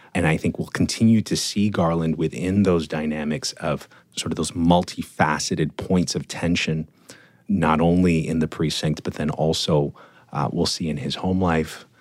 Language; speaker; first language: English; native; English